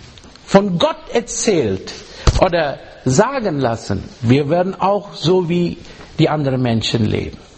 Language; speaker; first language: German; non-native, learner; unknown